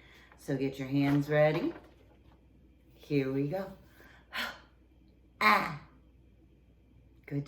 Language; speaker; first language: English; native; English